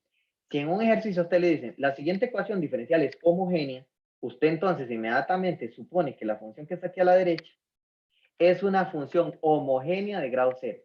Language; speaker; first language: Spanish; native; Spanish